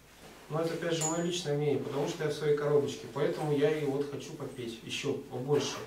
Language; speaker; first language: Russian; native; Russian